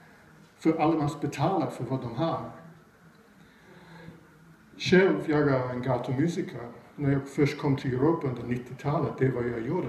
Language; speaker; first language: Swedish; non-native, fluent; English